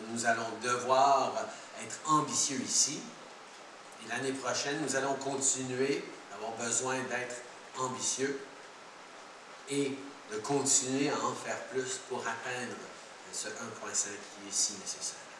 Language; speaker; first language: French; early bilingual, heritage; French